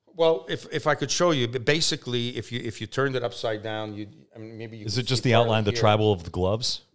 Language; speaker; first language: English; native; English